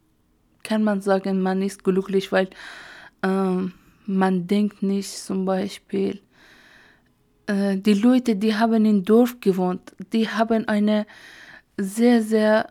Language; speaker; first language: German; non-native, learner; Persian